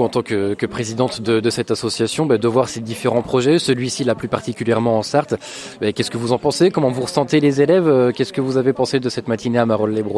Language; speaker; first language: French; native; French